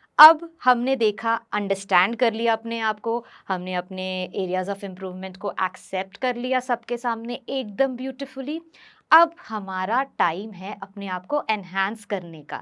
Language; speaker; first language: Hindi; non-native, local second language; Bhojpuri